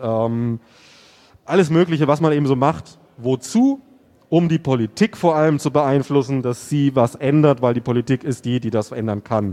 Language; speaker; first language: German; native; German